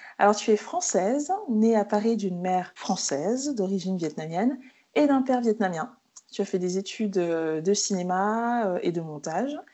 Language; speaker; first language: French; native; French